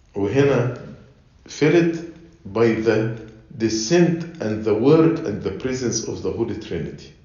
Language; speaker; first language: English; non-native, fluent; Arabic